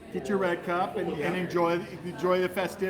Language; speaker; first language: English; native; English